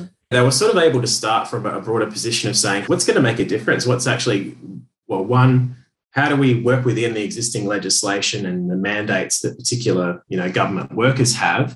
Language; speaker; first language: English; native; English